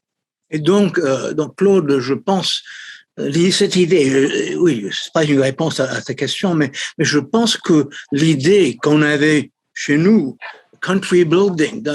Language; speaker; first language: French; non-native, fluent; English